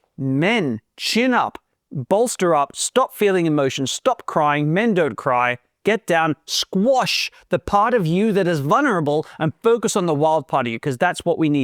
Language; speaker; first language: English; native; English